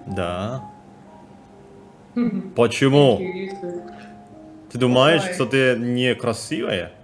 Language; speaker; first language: Russian; non-native, learner; Indonesian